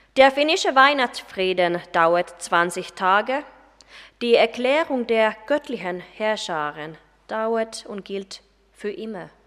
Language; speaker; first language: German; non-native, fluent; Finnish